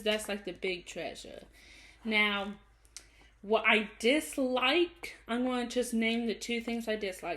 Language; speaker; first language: English; native; English